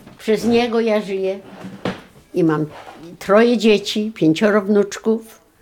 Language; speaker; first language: Polish; non-native, local second language; Yiddish